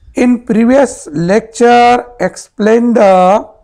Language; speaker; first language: English; non-native, local second language; Marathi